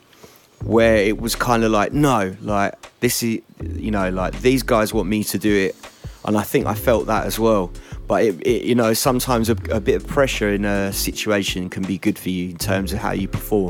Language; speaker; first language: English; native; English